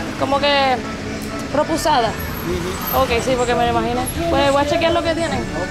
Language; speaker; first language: Spanish; early bilingual, heritage; Spanish